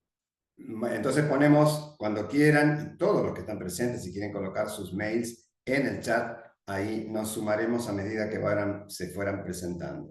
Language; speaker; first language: Spanish; native; Spanish